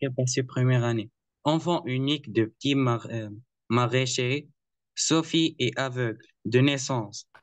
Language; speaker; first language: French; non-native, learner; Arabic